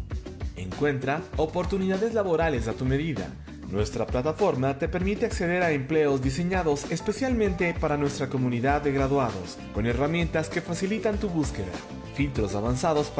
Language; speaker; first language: Spanish; native; Spanish